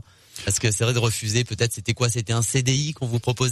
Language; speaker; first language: French; native; French